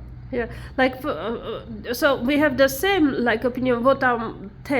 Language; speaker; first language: English; non-native, learner; Armenian